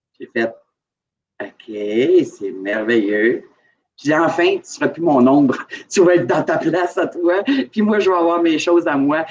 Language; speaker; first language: French; native; French